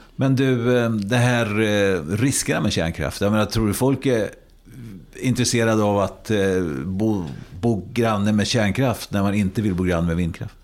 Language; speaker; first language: Swedish; native; Swedish